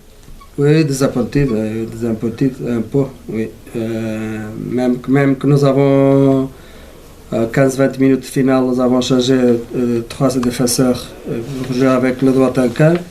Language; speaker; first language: French; non-native, learner; Portuguese